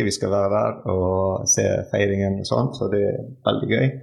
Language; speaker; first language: Norwegian; non-native, fluent; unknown